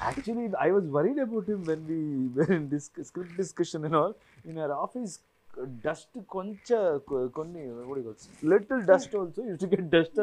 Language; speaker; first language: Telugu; non-native, fluent; Kannada